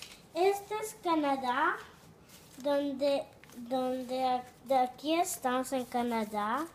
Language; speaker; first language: Spanish; early bilingual, heritage; Spanish